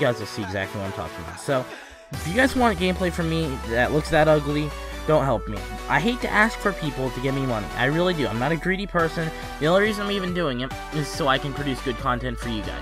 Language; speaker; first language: English; native; English